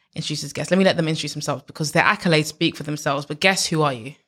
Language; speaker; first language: English; native; English